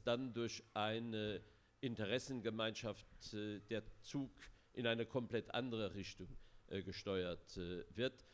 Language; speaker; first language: German; non-native, local second language; Luxembourgish